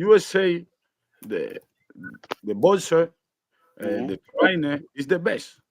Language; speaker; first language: English; non-native, learner; Spanish